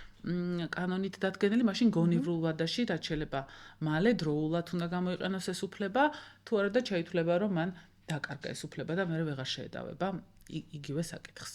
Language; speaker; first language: Georgian; native; Georgian